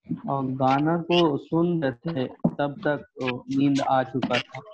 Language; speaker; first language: Japanese; non-native, learner; Hindi